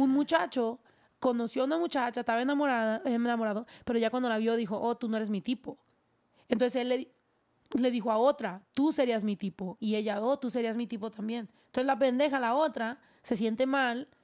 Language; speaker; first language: Spanish; early bilingual, heritage; Spanish